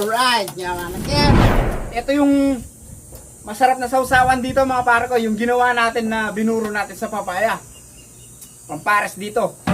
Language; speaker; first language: Filipino; non-native, local second language; Pampanga